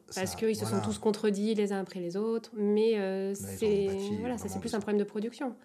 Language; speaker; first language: French; native; French